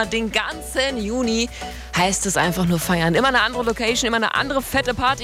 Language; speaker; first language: German; native; German